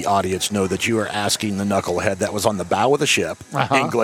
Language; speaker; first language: English; native; English